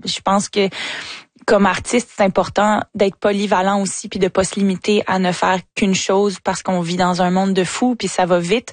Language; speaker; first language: French; native; French